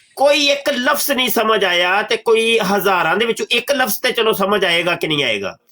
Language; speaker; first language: Urdu; non-native, local second language; Punjabi